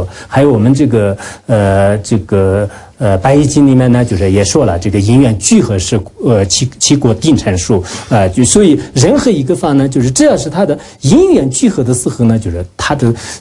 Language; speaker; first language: Chinese; non-native, local second language; Tibetan